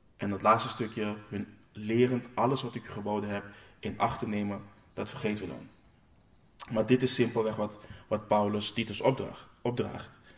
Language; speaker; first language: Dutch; non-native, local second language; Papiamento